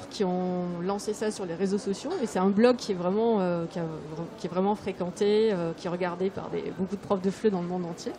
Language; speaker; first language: French; native; French